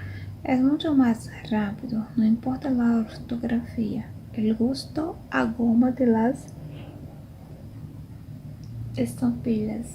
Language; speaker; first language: Spanish; non-native, fluent; Portuguese